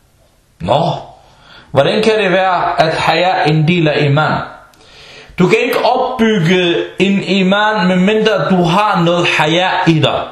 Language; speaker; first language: Danish; early bilingual, other home language; Arabic